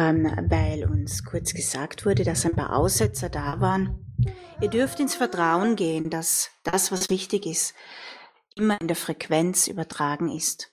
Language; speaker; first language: German; native; German